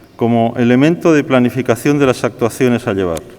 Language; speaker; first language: Spanish; native; Spanish